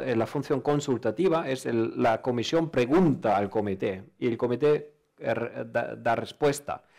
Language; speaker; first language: Spanish; non-native, fluent; German